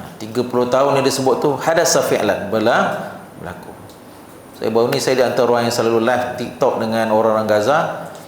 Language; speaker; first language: Malay; native; Malay